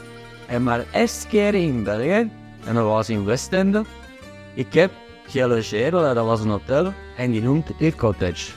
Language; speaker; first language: Dutch; non-native, fluent; Italian